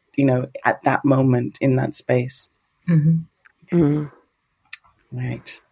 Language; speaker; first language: English; native; English